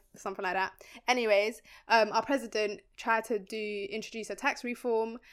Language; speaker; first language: English; early bilingual, other home language; Spanish